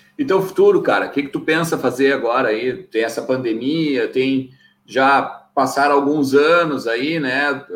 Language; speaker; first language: Portuguese; native; Portuguese